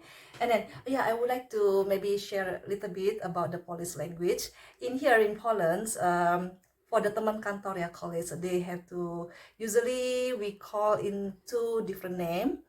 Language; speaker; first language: English; non-native, learner; Indonesian